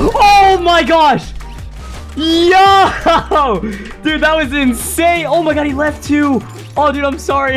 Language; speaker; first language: English; native; English